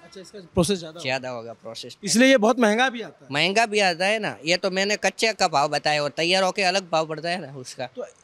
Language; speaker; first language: Hindi; non-native, local second language; Gujarati